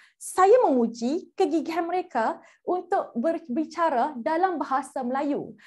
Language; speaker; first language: Malay; native; Malay